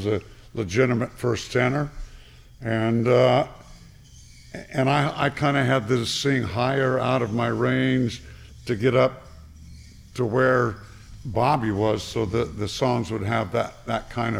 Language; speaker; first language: English; native; English